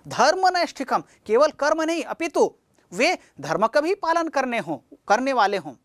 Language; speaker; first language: Hindi; native; Hindi